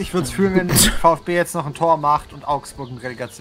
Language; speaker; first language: German; native; German